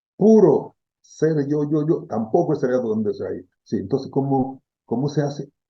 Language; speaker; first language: Spanish; non-native, fluent; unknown